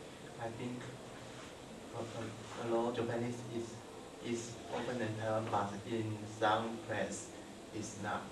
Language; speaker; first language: English; non-native, learner; Chinese